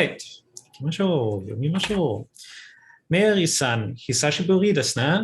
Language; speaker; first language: Japanese; non-native, fluent; English